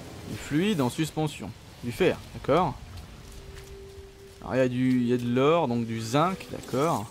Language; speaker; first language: French; native; French